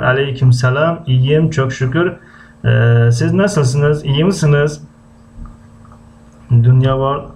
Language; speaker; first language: Turkish; non-native, fluent; Tajik